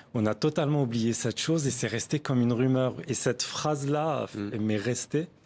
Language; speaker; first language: French; non-native, local second language; Arabic